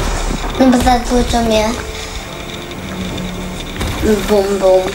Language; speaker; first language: Polish; early bilingual, heritage; Polish